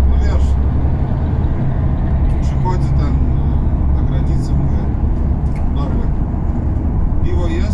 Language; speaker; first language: Polish; non-native, learner; Russian